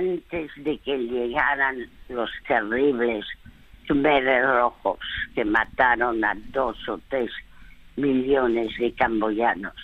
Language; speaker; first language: Spanish; non-native, fluent; French